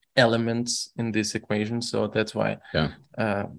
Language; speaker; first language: English; non-native, fluent; Russian